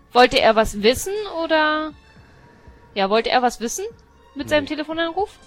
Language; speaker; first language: German; native; German